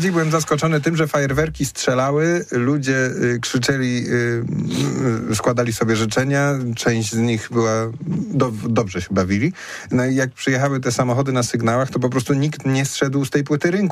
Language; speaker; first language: Polish; native; Polish